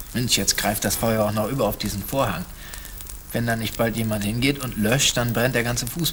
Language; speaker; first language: German; native; German